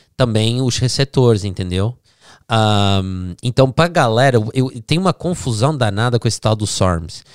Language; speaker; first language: Portuguese; early bilingual, heritage; English